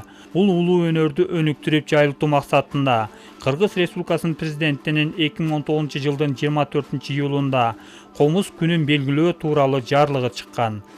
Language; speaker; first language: Kyrgyz; native; Kyrgyz